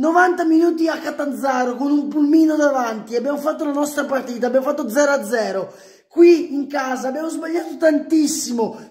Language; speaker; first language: Italian; native; Italian